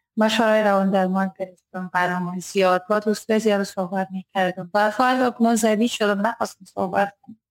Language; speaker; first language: Persian; native; Persian